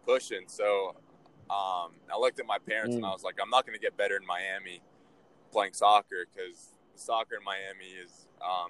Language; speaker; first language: English; native; English